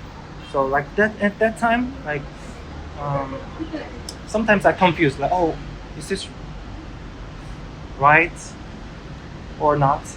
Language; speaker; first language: English; non-native, learner; Korean